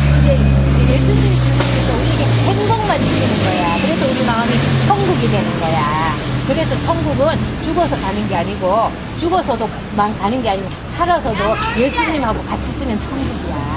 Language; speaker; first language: Korean; native; Korean